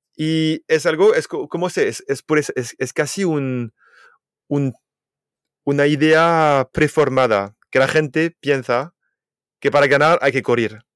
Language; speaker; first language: Spanish; non-native, fluent; French